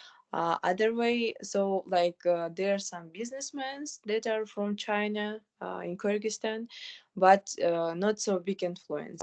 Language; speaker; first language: English; non-native, fluent; Kyrgyz